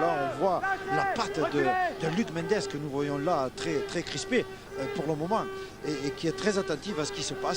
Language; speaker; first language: French; native; French